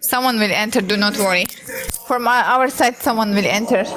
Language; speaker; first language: English; non-native, learner; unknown